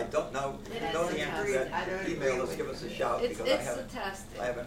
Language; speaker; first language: English; native; English